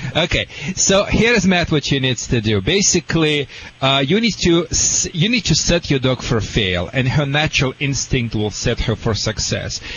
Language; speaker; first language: English; non-native, fluent; Russian